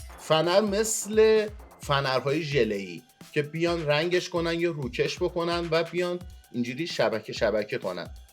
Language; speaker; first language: Persian; non-native, local second language; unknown